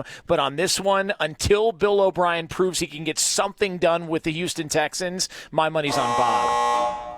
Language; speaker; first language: English; native; English